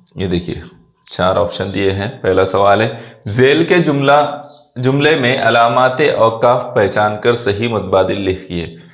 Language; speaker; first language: Urdu; native; Urdu